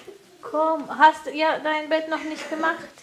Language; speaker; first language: German; native; German